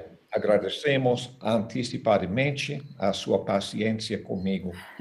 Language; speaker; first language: Portuguese; non-native, learner; English